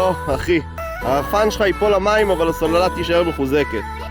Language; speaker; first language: Hebrew; native; Hebrew